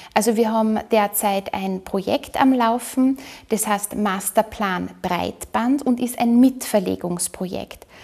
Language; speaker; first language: German; native; German